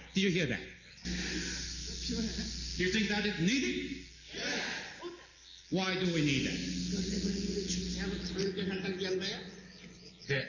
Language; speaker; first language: English; non-native, fluent; Korean